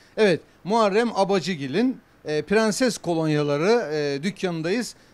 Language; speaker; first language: Turkish; native; Turkish